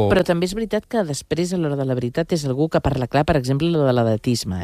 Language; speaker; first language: Catalan; native; Catalan